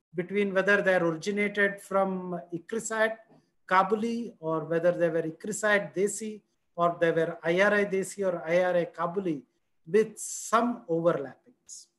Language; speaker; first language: English; non-native, local second language; Telugu